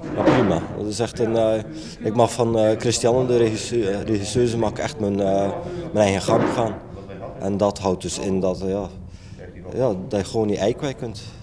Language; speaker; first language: Dutch; native; Dutch